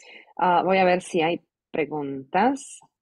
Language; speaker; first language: Spanish; non-native, fluent; Slovak